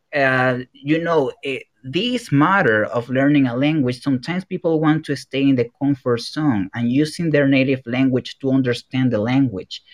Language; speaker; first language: English; non-native, fluent; Spanish